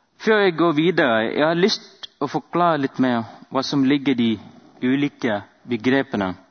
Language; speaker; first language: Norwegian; non-native, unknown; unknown